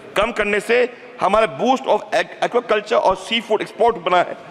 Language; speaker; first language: Hindi; native; Hindi